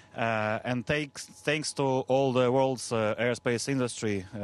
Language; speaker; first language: English; non-native, fluent; Russian